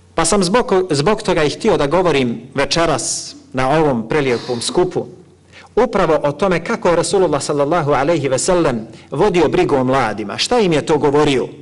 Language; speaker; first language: Bosnian; native; Bosnian